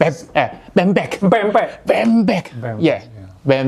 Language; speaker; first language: Indonesian; non-native, learner; Chinese